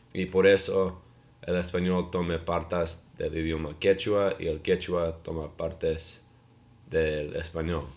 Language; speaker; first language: Spanish; non-native, learner; English